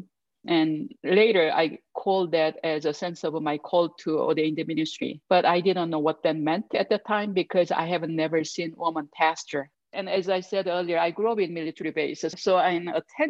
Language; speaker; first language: English; non-native, fluent; Korean